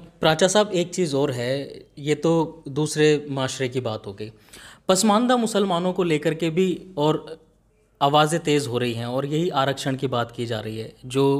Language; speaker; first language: Hindi; native; Hindi